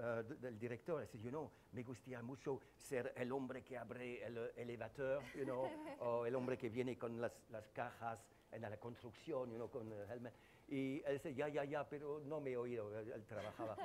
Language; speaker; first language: Spanish; non-native, fluent; French